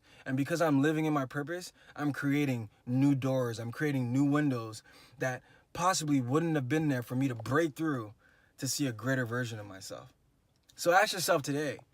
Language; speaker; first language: English; native; English